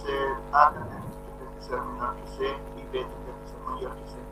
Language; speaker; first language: Spanish; native; Spanish